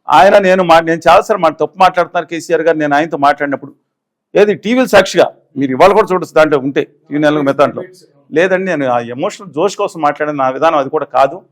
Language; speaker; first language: Telugu; native; Telugu